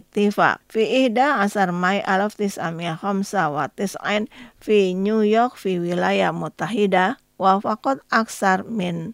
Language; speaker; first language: Arabic; non-native, fluent; Indonesian